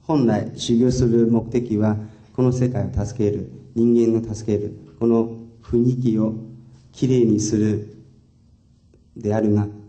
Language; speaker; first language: Japanese; non-native, fluent; Chinese